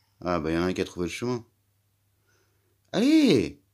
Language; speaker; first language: French; native; French